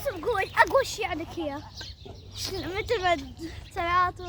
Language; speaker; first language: Arabic; native; Arabic